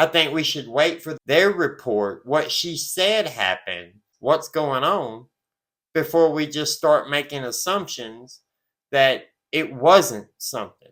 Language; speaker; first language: English; native; English